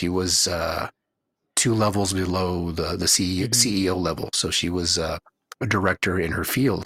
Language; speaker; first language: English; native; English